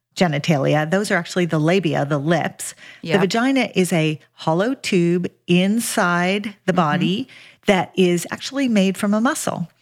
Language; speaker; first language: English; native; English